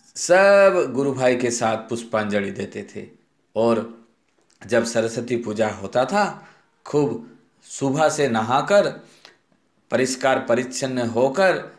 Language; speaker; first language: Hindi; non-native, local second language; Odia